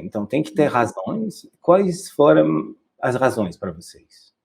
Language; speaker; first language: Portuguese; non-native, fluent; French